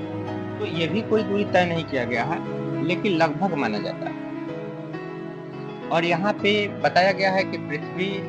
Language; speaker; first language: Hindi; native; Hindi